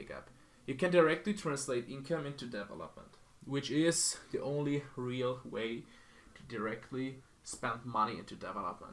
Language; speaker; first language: English; non-native, fluent; German